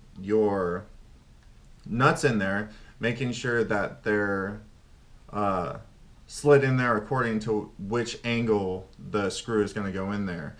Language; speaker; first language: English; native; English